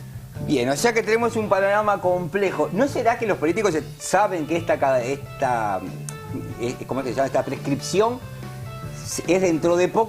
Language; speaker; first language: Spanish; native; Spanish